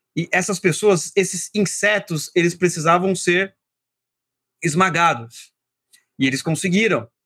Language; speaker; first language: Portuguese; native; Portuguese